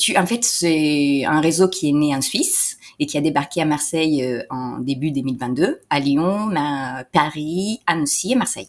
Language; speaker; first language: French; non-native, fluent; Italian